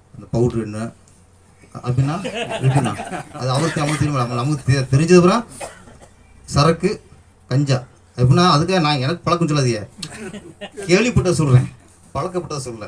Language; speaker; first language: Tamil; native; Tamil